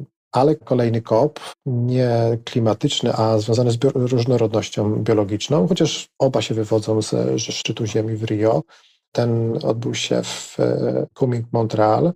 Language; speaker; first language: Polish; native; Polish